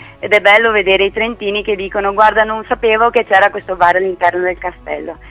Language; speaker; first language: Italian; non-native, fluent; Portuguese